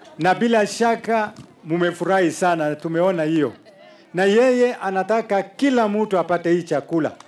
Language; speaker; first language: Swahili; native; Swahili